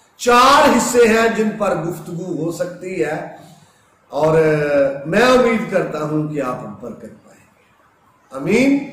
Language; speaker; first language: Urdu; native; Urdu